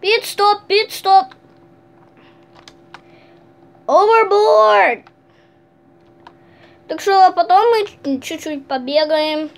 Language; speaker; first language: Russian; early bilingual, heritage; Russian